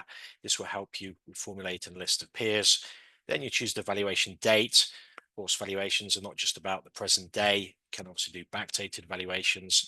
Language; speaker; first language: English; native; English